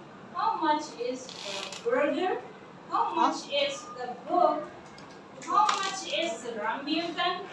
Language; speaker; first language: English; non-native, learner; Indonesian